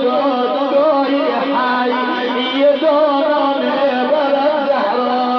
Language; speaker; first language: Persian; native; Persian